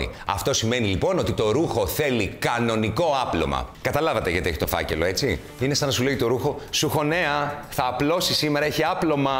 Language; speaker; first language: Greek; native; Greek